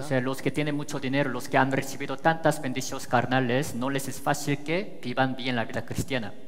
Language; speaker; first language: Spanish; native; Spanish